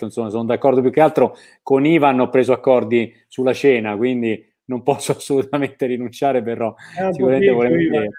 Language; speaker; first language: Italian; native; Italian